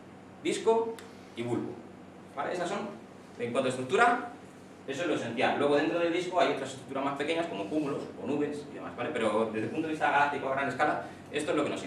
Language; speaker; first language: Spanish; native; Spanish